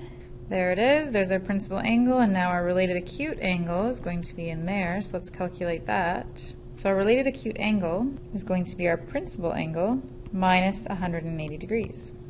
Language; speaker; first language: English; native; English